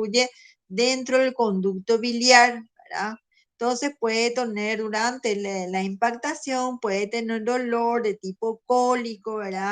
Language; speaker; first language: Spanish; native; Spanish